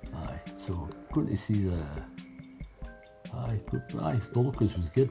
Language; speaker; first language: English; native; English